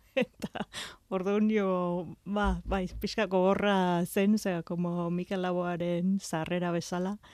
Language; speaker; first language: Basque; non-native, fluent; English